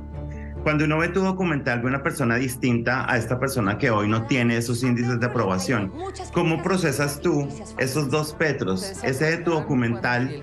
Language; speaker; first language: Spanish; native; Spanish